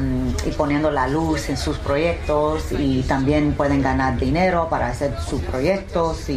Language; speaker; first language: Spanish; early bilingual, heritage; English